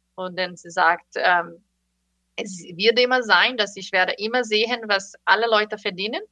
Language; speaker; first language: German; non-native, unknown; Portuguese